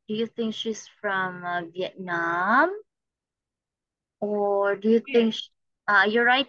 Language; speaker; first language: English; non-native, fluent; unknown